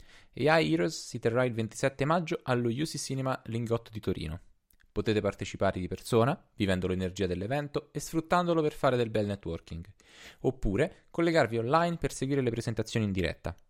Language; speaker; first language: Italian; native; Italian